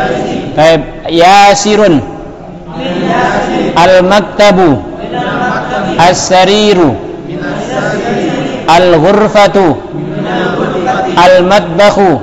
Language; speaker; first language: Arabic; non-native, fluent; Indonesian